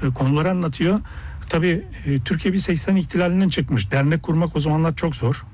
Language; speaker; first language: Turkish; native; Turkish